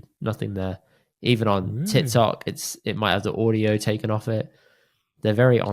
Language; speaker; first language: English; early bilingual, other home language; Punjabi